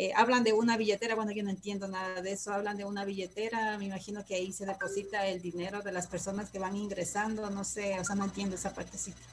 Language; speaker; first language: Spanish; native; Spanish